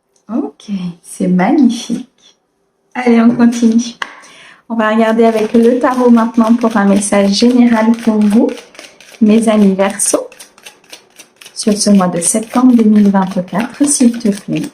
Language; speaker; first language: French; native; French